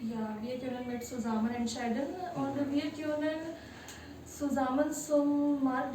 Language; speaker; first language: German; non-native, learner; Hindi